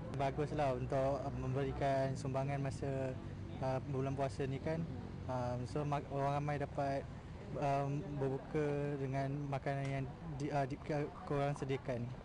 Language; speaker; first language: Malay; native; Malay